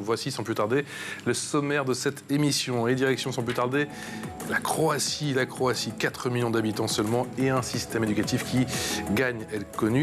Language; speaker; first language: French; native; French